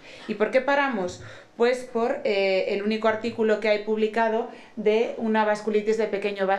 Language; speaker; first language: Spanish; native; Spanish